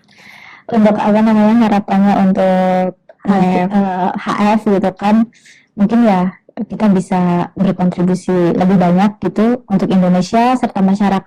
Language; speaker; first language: Indonesian; native; Indonesian